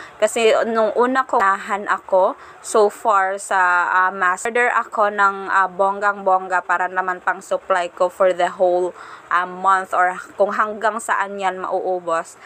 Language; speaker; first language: Filipino; non-native, local second language; Cebuano